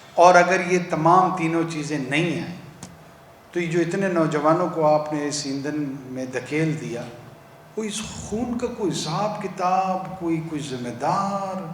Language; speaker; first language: Urdu; non-native, local second language; Pashto